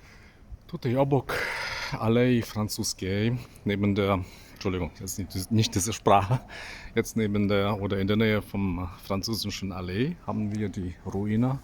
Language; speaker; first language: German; non-native, fluent; Polish